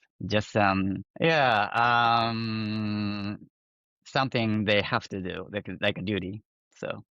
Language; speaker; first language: English; non-native, fluent; Japanese